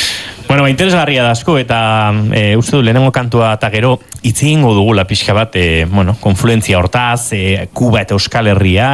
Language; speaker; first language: Basque; native; Basque